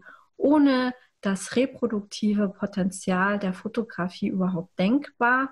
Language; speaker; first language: German; native; German